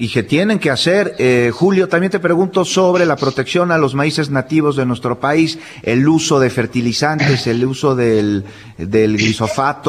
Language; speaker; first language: Spanish; native; Spanish